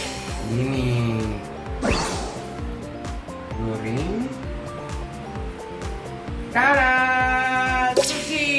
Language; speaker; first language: Indonesian; non-native, fluent; Japanese